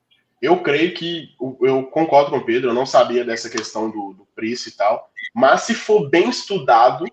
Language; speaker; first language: Portuguese; native; Portuguese